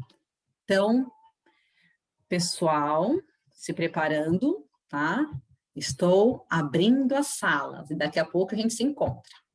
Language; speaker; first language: Portuguese; native; Portuguese